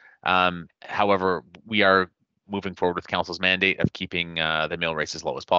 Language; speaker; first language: English; native; English